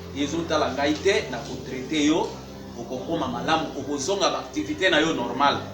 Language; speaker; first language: Lingala; non-native, local second language; Kituba (Democratic Republic of Congo)